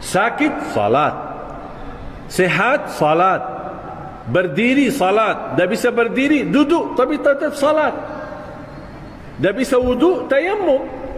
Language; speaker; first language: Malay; non-native, fluent; Arabic